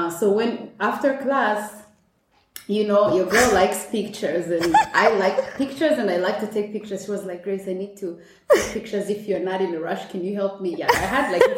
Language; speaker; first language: English; non-native, local second language; Kinyarwanda